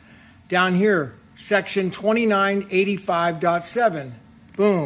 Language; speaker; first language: English; native; English